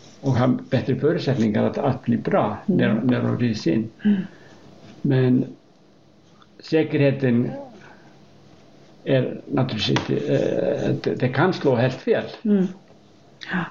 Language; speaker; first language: Swedish; non-native, fluent; Icelandic